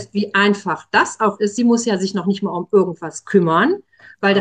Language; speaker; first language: German; native; German